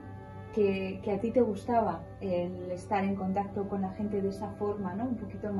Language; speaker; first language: Spanish; native; Spanish